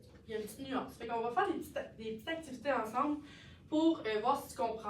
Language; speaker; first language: French; native; French